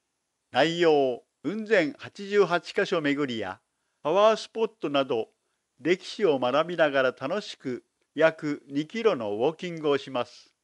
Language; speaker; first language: Japanese; native; Japanese